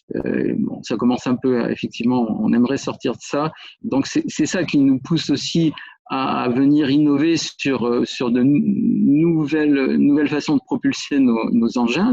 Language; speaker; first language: French; native; French